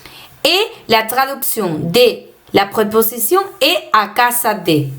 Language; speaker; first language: French; non-native, fluent; Spanish